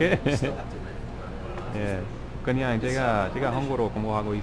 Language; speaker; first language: Korean; non-native, learner; English